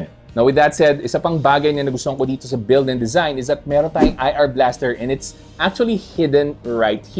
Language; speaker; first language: Filipino; native; Filipino